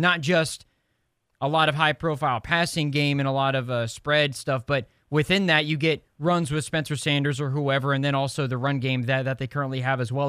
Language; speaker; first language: English; native; English